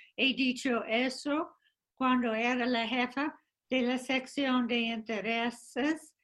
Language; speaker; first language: Spanish; non-native, fluent; English